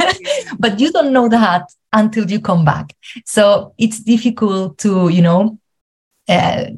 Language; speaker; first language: English; non-native, fluent; Spanish